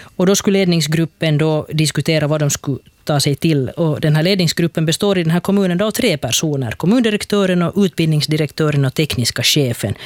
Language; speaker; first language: Swedish; native; Swedish